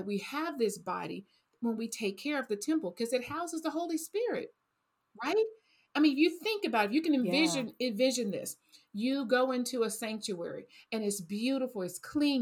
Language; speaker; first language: English; native; English